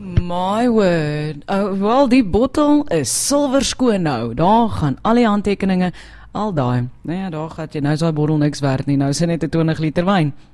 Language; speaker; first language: Afrikaans; native; Afrikaans